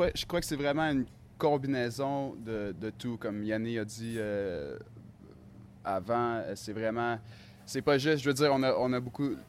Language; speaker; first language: French; native; French